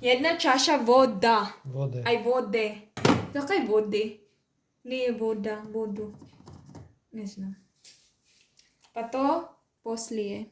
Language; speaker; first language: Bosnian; non-native, learner; Filipino